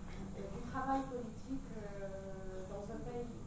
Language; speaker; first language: French; non-native, fluent; Polish